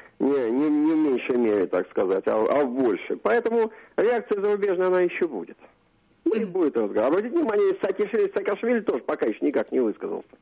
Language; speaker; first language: Russian; native; Russian